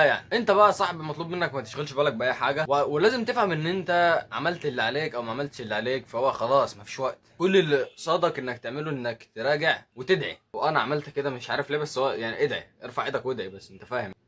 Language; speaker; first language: Arabic; native; Arabic